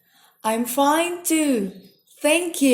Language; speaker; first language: English; non-native, fluent; Indonesian